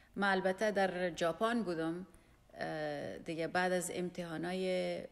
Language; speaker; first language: Persian; non-native, local second language; Pashto